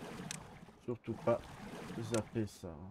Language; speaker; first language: French; native; French